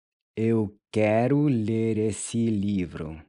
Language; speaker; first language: Portuguese; non-native, fluent; English